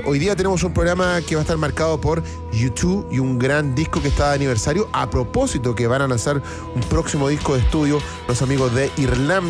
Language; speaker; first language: Spanish; native; Spanish